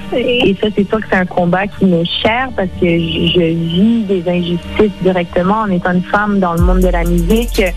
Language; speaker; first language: French; native; French